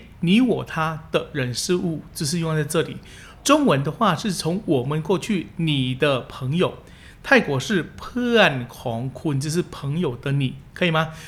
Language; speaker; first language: Chinese; early bilingual, heritage; Chinese